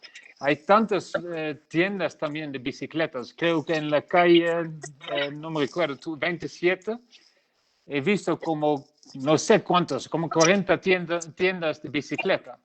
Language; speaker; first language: Spanish; non-native, learner; Dutch